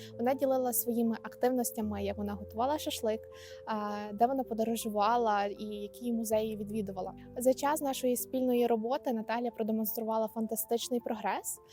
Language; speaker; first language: Ukrainian; native; Ukrainian